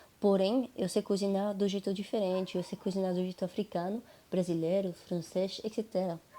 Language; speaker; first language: Portuguese; non-native, fluent; French